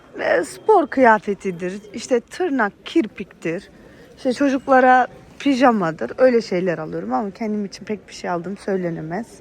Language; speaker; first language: Turkish; early bilingual, other home language; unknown